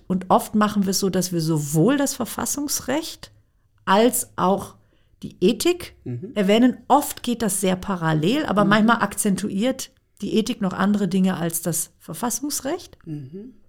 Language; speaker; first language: German; native; German